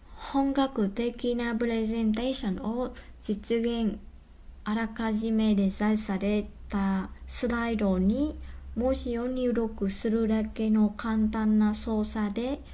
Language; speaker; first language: Japanese; non-native, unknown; Vietnamese